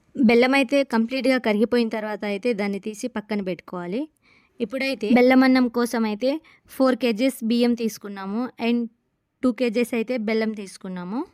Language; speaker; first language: Telugu; non-native, local second language; Lambadi